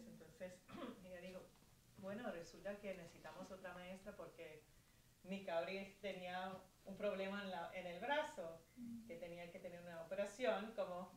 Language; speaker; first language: Spanish; early bilingual, heritage; Spanish